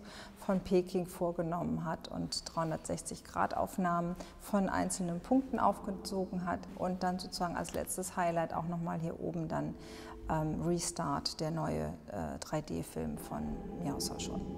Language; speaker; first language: German; native; German